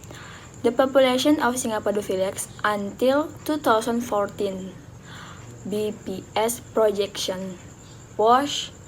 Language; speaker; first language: English; non-native, learner; Indonesian